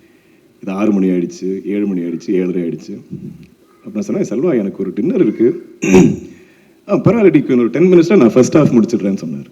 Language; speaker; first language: Tamil; non-native, local second language; Malayalam